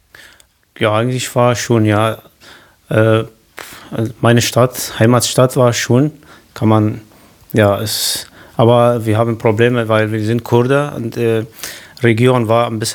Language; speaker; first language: German; non-native, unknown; Kurdish